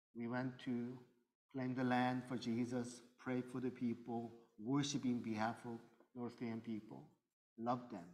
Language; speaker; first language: English; early bilingual, other home language; Korean